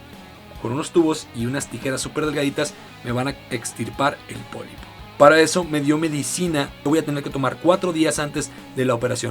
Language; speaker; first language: Spanish; native; Spanish